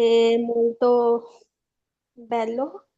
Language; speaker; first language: Italian; non-native, learner; Urdu